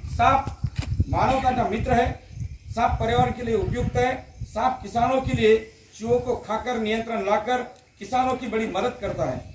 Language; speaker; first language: Hindi; non-native, local second language; Marathi